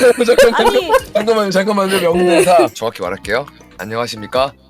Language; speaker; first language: Korean; native; Korean